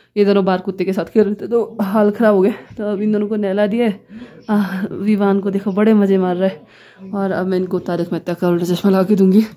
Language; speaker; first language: Hindi; non-native, local second language; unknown